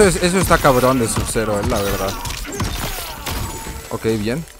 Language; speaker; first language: Spanish; native; Spanish